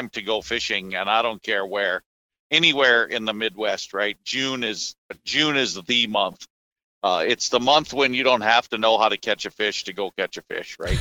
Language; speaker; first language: English; native; English